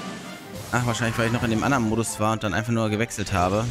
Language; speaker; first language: German; native; German